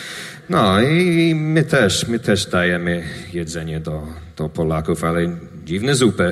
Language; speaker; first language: Polish; non-native, learner; English